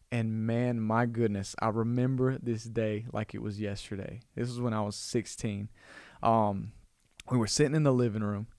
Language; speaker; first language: English; native; English